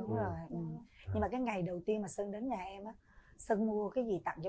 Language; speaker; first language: Vietnamese; native; Vietnamese